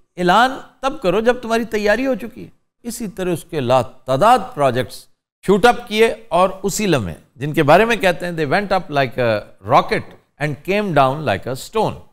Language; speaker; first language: Urdu; native; Urdu